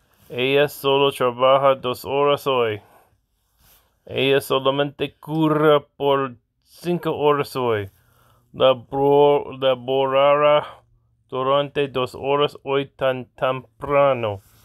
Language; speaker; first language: Spanish; non-native, learner; English